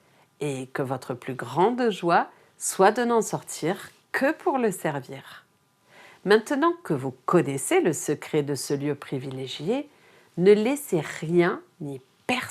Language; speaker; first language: French; native; French